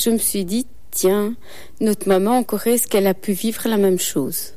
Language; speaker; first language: French; native; French